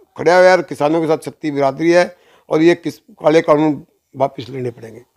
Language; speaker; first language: Hindi; native; Hindi